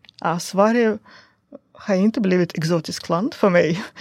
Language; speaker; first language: Swedish; non-native, learner; Russian